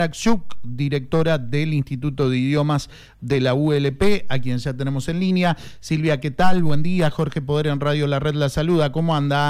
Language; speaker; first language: Spanish; native; Spanish